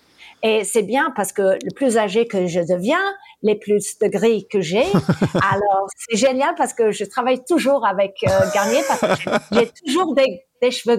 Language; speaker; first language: French; early bilingual, heritage; English